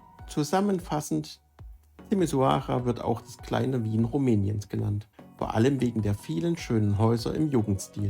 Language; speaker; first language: German; native; German